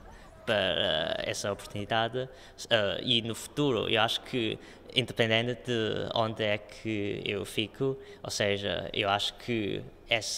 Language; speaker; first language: Portuguese; non-native, local second language; Chinese